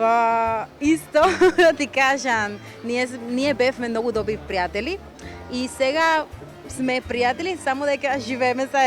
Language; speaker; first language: Macedonian; non-native, learner; Spanish